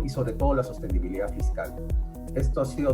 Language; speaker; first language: Spanish; native; Spanish